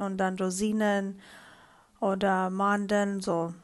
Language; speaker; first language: German; non-native, learner; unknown